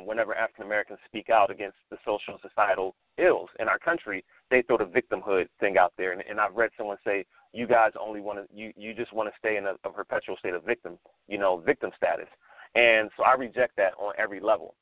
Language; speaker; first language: English; native; English